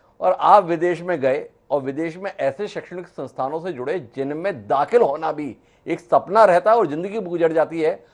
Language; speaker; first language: Hindi; native; Hindi